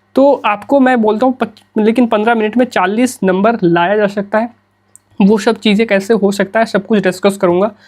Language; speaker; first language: Hindi; native; Hindi